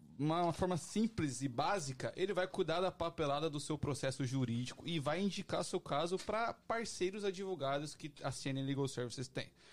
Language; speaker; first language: Portuguese; native; Portuguese